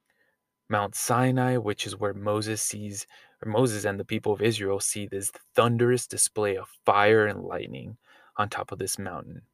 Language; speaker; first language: English; native; English